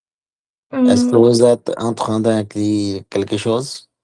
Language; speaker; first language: French; non-native, learner; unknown